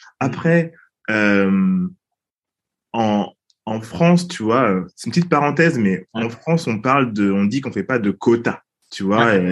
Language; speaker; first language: French; native; French